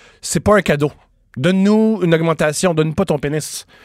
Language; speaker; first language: French; native; French